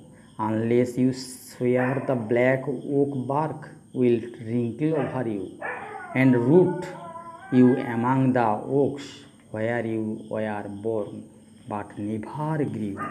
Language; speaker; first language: English; non-native, local second language; Bangla